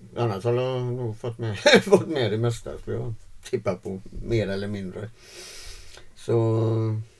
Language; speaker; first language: Swedish; native; Swedish